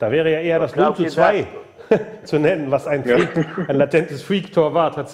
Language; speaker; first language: German; native; German